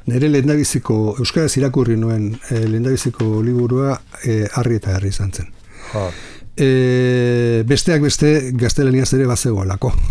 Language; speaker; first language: Basque; non-native, local second language; Spanish